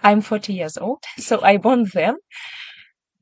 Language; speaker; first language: English; non-native, learner; Ukrainian